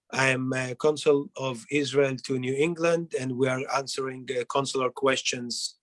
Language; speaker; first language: English; non-native, fluent; Hebrew